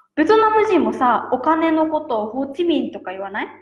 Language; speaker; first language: Japanese; native; Japanese